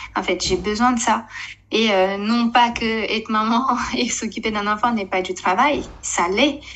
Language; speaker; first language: French; non-native, fluent; Romanian